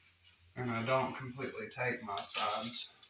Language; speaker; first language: English; native; English